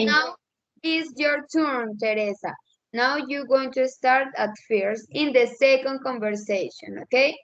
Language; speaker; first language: English; non-native, learner; Spanish